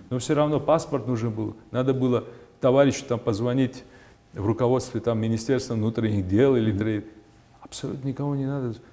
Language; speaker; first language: Russian; non-native, local second language; Georgian